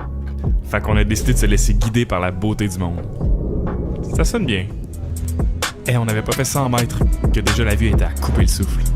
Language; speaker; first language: French; native; French